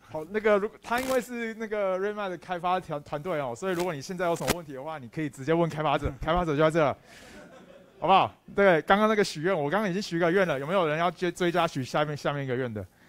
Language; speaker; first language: Chinese; native; Chinese